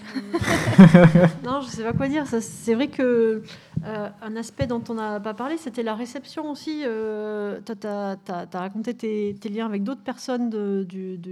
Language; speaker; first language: French; native; French